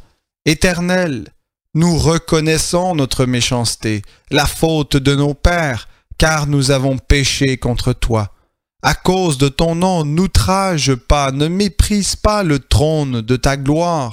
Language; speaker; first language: French; native; French